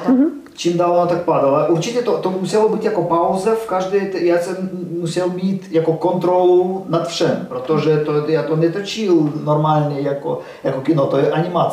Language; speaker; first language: Czech; non-native, learner; Russian